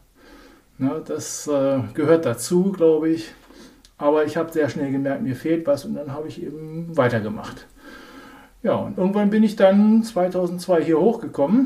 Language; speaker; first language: German; native; German